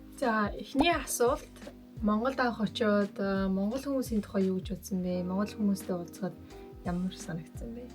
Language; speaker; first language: Mongolian; native; Mongolian